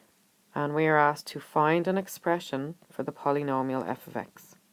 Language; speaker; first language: English; native; English